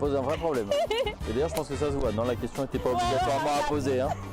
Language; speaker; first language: French; native; French